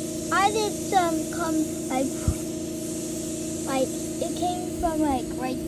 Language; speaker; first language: English; native; English